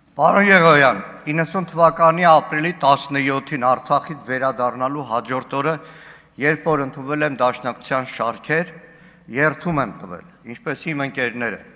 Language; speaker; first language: Armenian; native; Armenian